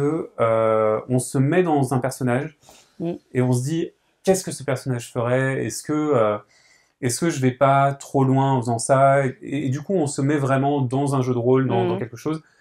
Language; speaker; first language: French; native; French